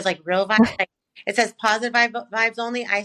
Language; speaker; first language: English; native; English